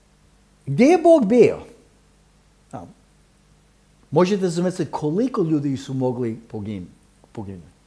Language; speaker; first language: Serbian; early bilingual, heritage; Serbian